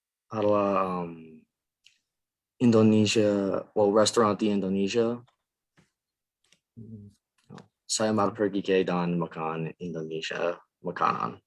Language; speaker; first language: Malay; non-native, learner; English